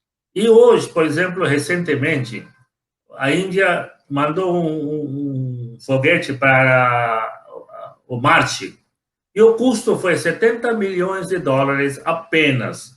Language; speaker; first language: Portuguese; non-native, fluent; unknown